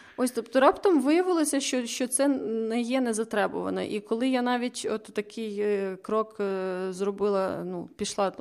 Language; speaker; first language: Ukrainian; native; Ukrainian